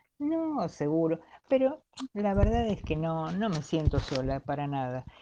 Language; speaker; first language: Spanish; native; Spanish